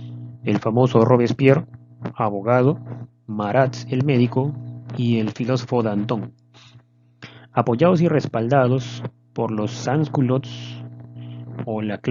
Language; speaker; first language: Spanish; native; Spanish